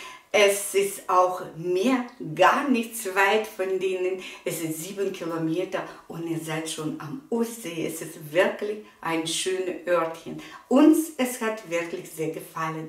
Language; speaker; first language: German; non-native, fluent; Russian